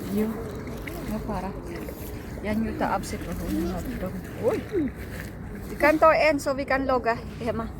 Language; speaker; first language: Swedish; non-native, fluent; Filipino